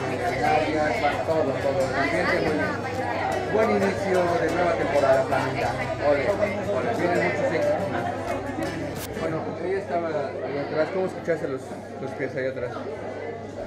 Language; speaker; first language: Spanish; native; Spanish